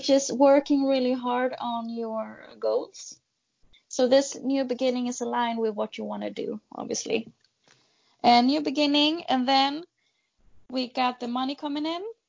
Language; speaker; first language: English; non-native, fluent; Swedish